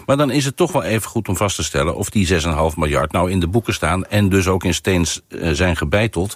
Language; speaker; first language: Dutch; native; Dutch